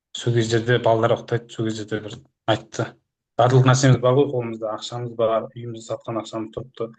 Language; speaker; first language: Kazakh; early bilingual, heritage; Kazakh